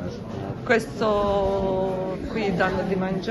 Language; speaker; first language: Italian; non-native, learner; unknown